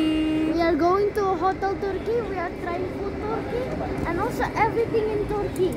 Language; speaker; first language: English; non-native, learner; Indonesian